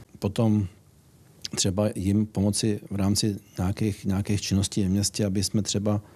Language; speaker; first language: Czech; native; Czech